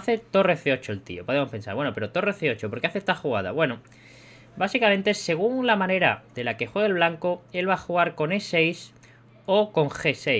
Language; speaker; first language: Spanish; native; Spanish